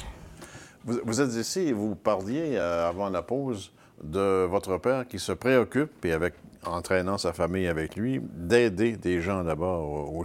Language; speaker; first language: French; native; French